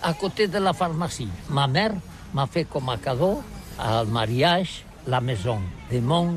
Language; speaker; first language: French; non-native, learner; Catalan